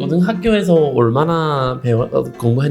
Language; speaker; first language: Korean; non-native, learner; English